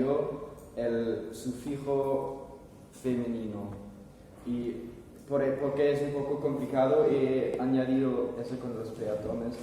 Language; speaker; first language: Spanish; non-native, fluent; German